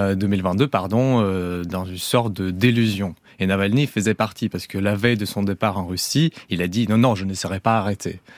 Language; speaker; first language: French; non-native, fluent; Russian